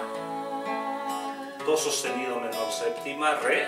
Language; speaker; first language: Spanish; native; Spanish